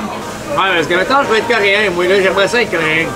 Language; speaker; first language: French; native; French